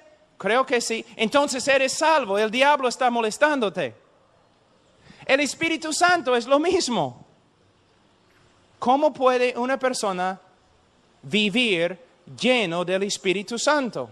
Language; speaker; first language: Spanish; non-native, fluent; English